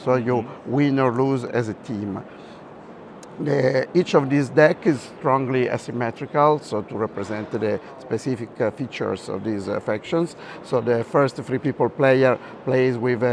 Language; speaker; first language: English; non-native, fluent; Italian